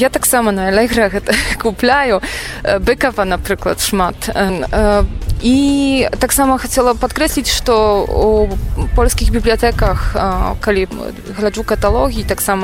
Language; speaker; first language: Belarusian; non-native, fluent; Polish